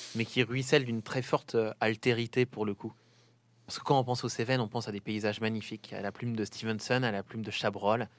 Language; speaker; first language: French; native; French